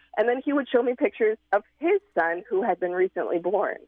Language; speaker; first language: English; native; English